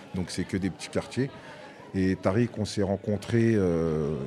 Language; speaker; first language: French; native; French